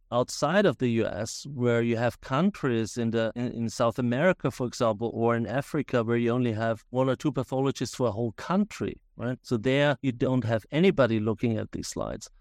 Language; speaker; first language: English; non-native, fluent; German